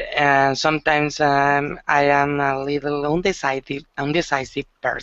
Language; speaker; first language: English; non-native, learner; Spanish